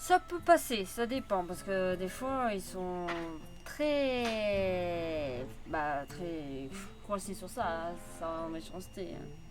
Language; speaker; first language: French; native; French